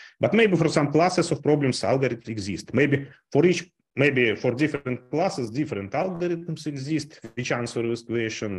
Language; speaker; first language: English; non-native, fluent; Russian